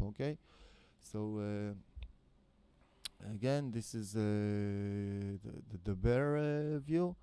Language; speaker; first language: English; non-native, fluent; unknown